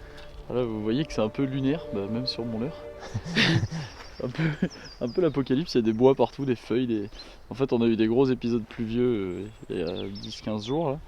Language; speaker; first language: French; native; French